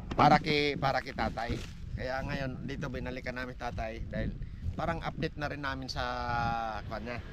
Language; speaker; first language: Filipino; non-native, local second language; Cebuano